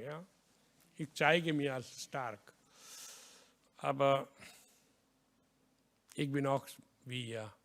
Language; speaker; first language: German; non-native, learner; Hindi